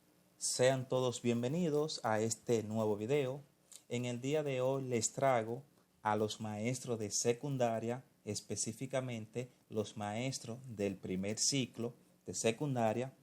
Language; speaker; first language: Spanish; native; Spanish